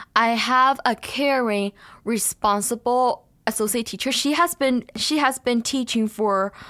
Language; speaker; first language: English; non-native, fluent; Chinese